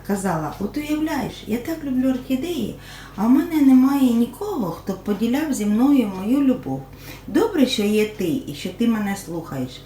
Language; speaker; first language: Ukrainian; non-native, local second language; Russian